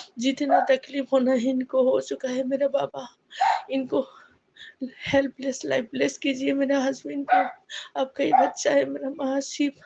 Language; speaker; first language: Hindi; non-native, local second language; Assamese